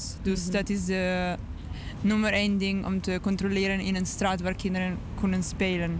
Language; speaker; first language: Dutch; non-native, learner; English